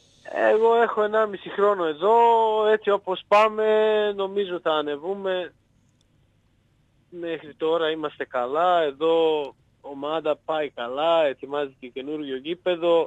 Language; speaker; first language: Greek; non-native, fluent; Serbian